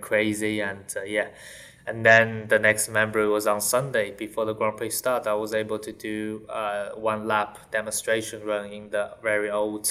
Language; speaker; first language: English; non-native, fluent; Chinese